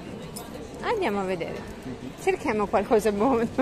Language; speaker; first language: Italian; non-native, learner; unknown